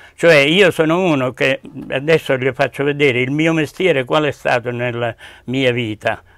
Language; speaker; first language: Italian; native; Italian